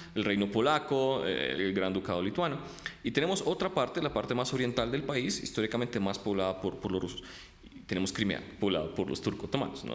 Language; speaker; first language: Spanish; early bilingual, other home language; Russian